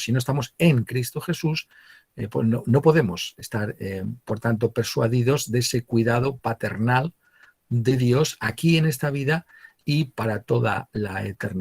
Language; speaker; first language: Spanish; native; Spanish